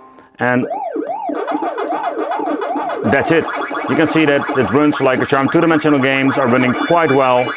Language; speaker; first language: English; non-native, fluent; Dutch